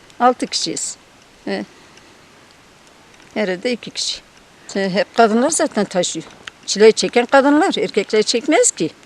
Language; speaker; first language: Turkish; non-native, local second language; Zaza